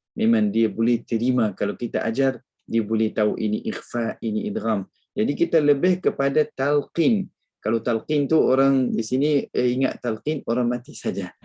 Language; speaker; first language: Malay; non-native, fluent; Arabic